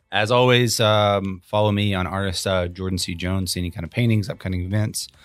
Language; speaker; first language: English; native; English